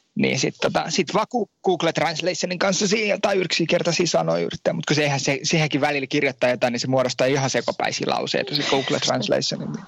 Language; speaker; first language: Finnish; native; Finnish